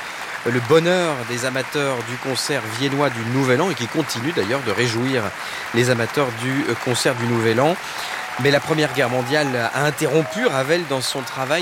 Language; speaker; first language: French; native; French